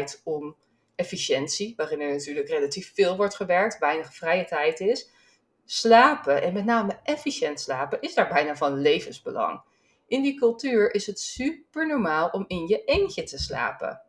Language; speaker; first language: Dutch; native; Dutch